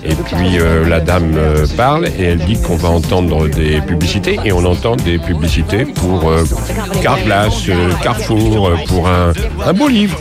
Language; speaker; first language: French; native; French